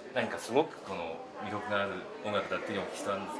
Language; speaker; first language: Japanese; native; Japanese